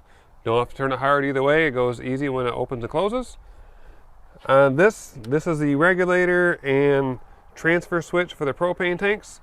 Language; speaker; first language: English; native; English